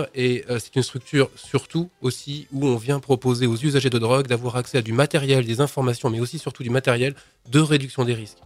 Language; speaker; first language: French; native; French